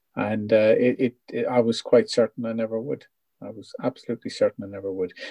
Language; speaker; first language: English; native; English